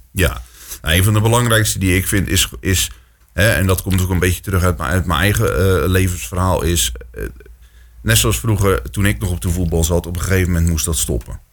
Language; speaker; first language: Dutch; native; Dutch